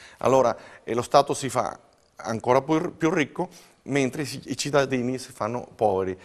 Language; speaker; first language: Italian; early bilingual, heritage; Spanish